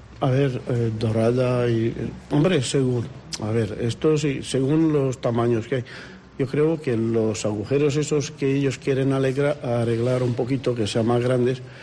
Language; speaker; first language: Spanish; non-native, fluent; Romanian